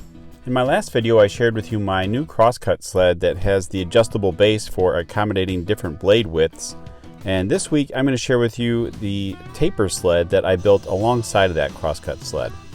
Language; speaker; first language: English; native; English